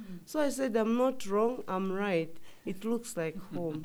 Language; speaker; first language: English; non-native, local second language; Nyanja